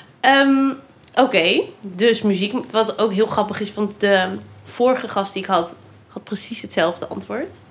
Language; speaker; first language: Dutch; native; Dutch